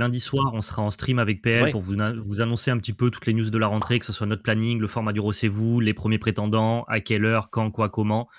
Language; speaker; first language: French; native; French